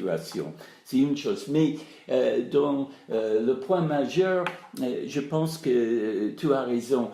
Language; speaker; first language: French; non-native, fluent; English